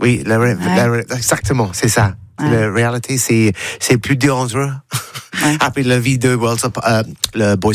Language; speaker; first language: French; non-native, learner; English